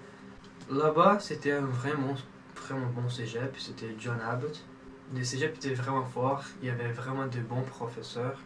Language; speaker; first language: French; non-native, fluent; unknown